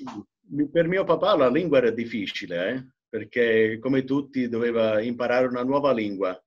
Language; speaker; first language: Italian; early bilingual, heritage; English